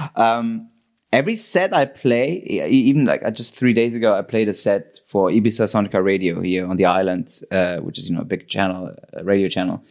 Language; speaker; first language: English; non-native, fluent; German